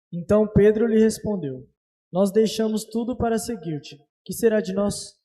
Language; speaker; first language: Portuguese; native; Portuguese